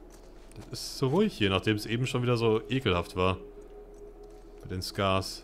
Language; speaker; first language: German; native; German